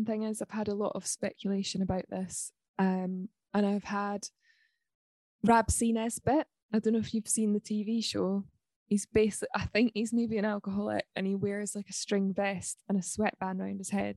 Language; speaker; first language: English; native; English